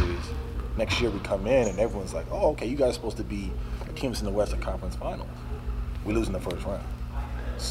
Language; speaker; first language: English; native; English